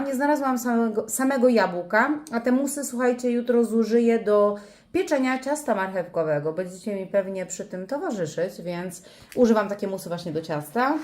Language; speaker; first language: Polish; native; Polish